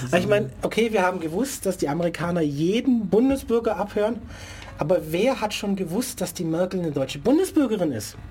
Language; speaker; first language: German; native; German